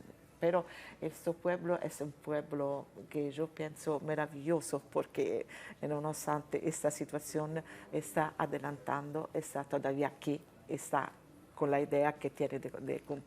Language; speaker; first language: Spanish; non-native, fluent; Italian